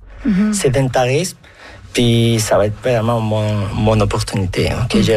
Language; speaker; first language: French; non-native, fluent; Spanish